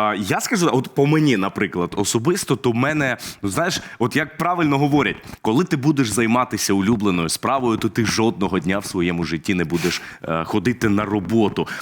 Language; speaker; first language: Ukrainian; native; Ukrainian